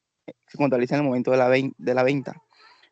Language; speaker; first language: Spanish; native; Spanish